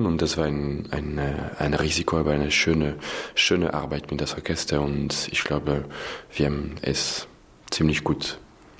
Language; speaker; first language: German; non-native, fluent; French